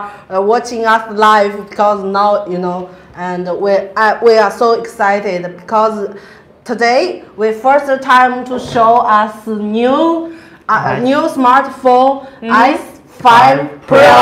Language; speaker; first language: English; non-native, learner; Chinese